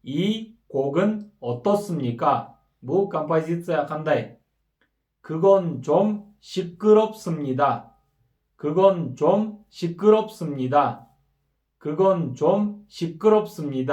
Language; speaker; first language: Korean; non-native, fluent; Kyrgyz